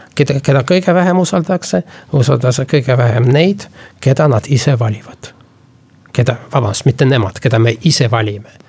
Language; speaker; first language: Estonian; non-native, local second language; Russian